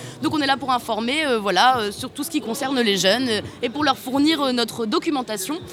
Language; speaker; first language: French; native; French